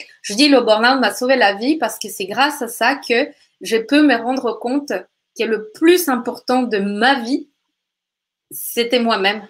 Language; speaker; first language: French; native; French